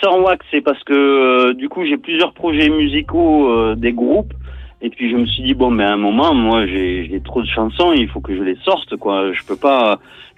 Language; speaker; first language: French; non-native, local second language; English